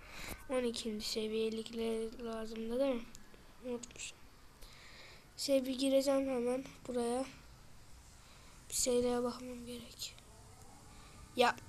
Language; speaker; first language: Turkish; native; Turkish